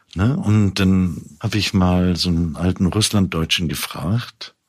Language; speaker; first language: German; native; German